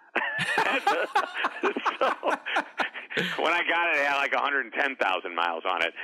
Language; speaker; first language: English; native; English